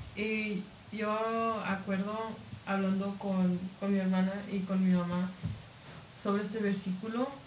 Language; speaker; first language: Spanish; early bilingual, heritage; Spanish